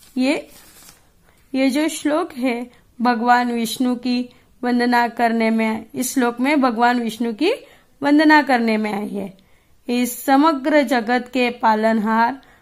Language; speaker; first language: Hindi; non-native, local second language; Gujarati